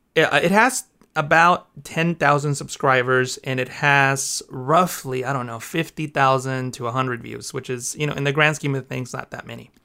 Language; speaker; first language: English; early bilingual, other home language; Spanish